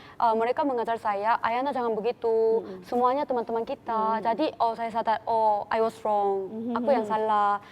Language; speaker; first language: Indonesian; non-native, fluent; Korean